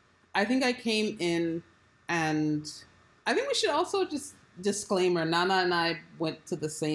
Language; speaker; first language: English; native; English